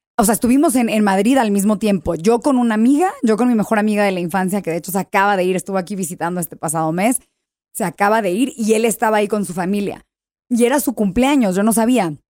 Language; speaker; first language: Spanish; early bilingual, heritage; English